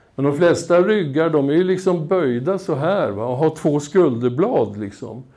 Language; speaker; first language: Swedish; native; Swedish